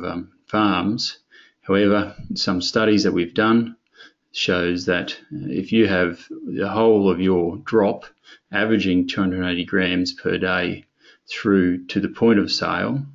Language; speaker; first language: English; native; English